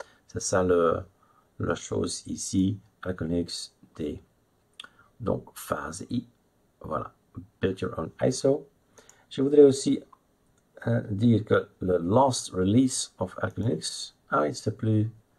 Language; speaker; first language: French; non-native, fluent; Dutch